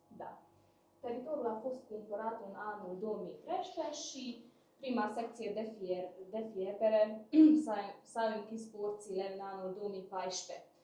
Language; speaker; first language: Romanian; non-native, local second language; Hungarian